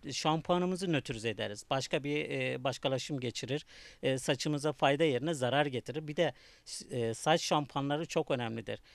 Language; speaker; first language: Turkish; native; Turkish